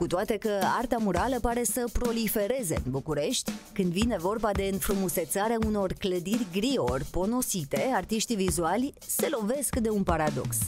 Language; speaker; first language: Romanian; native; Romanian